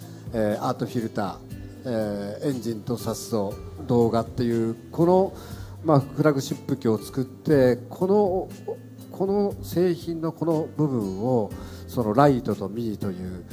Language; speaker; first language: Japanese; native; Japanese